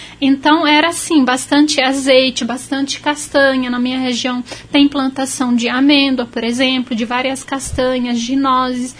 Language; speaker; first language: Portuguese; non-native, fluent; Arabic